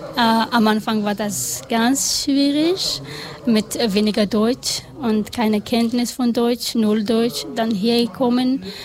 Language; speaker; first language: German; non-native, learner; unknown